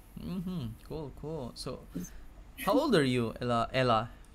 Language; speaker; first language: English; non-native, fluent; Indonesian